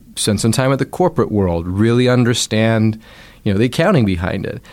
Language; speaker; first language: English; native; English